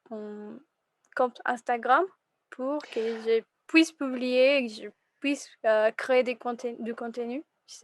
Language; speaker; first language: French; non-native, fluent; Spanish